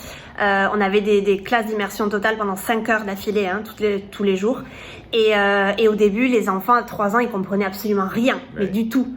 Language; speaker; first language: French; native; French